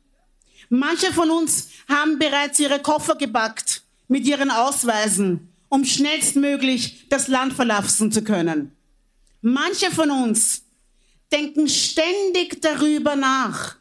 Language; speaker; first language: German; early bilingual, other home language; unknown